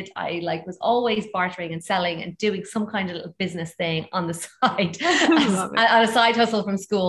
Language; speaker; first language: English; native; English